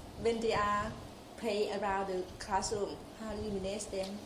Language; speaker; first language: English; non-native, local second language; Thai